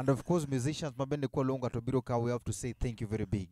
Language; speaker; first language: English; non-native, local second language; Luo (Kenya and Tanzania)